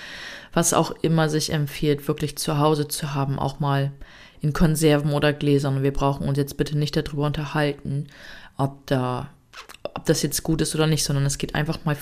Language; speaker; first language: German; native; German